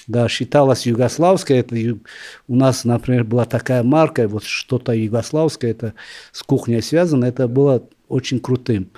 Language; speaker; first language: Russian; non-native, local second language; Tajik